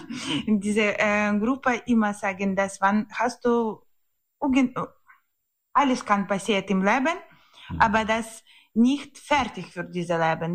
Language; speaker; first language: German; non-native, learner; Ukrainian